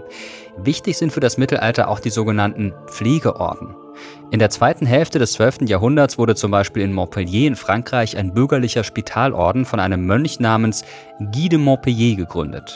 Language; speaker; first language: German; native; German